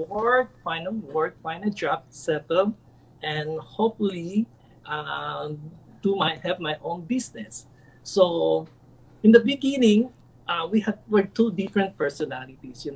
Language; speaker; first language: English; non-native, local second language; Filipino